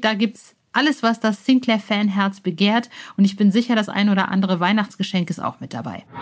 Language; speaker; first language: German; native; German